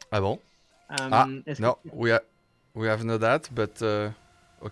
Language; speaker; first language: English; non-native, learner; French